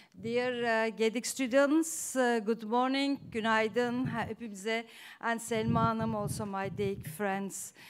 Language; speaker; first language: English; non-native, fluent; Turkish